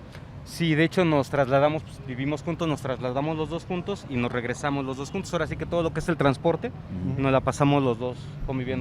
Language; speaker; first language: Spanish; native; Spanish